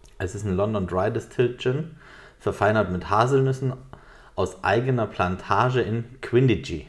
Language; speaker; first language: German; native; German